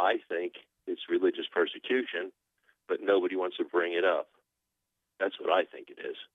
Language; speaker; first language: English; native; English